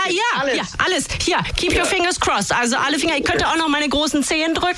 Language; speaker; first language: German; native; German